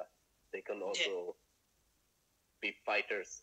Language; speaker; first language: English; non-native, fluent; German